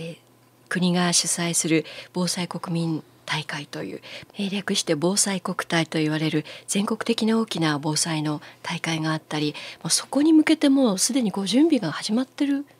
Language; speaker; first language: Japanese; native; Japanese